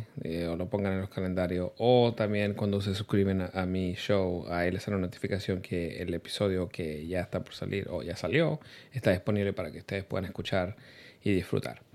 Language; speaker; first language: Spanish; early bilingual, heritage; Spanish